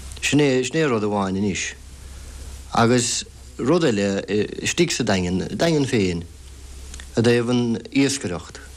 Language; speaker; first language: Irish; native; Irish